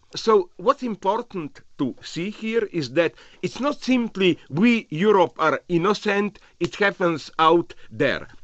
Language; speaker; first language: English; non-native, fluent; Slovenian